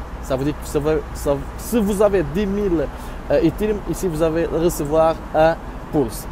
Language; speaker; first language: French; non-native, learner; Portuguese